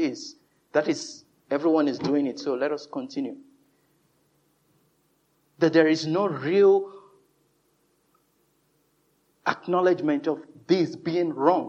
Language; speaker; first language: English; non-native, local second language; Yoruba